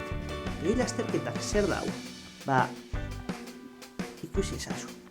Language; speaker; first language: Basque; non-native, local second language; Spanish